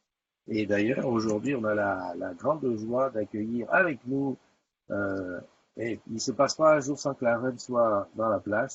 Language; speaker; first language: French; native; French